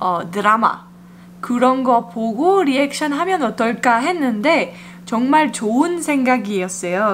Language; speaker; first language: Korean; non-native, fluent; French